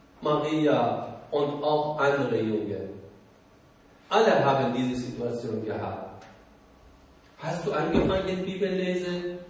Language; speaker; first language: German; non-native, learner; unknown